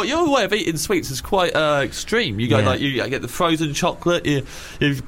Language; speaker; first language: English; native; English